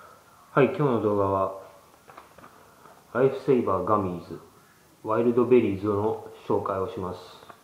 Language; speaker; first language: Japanese; early bilingual, heritage; Japanese